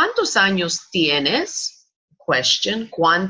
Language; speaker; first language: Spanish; non-native, fluent; English